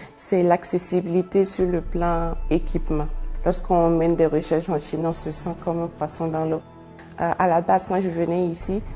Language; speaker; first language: French; non-native, local second language; Mossi